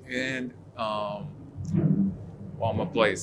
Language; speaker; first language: English; non-native, learner; Japanese